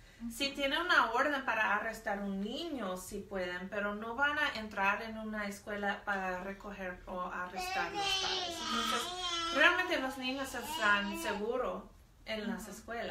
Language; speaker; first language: Spanish; non-native, fluent; English